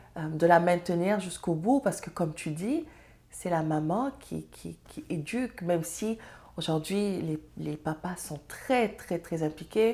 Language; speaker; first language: French; non-native, local second language; Serer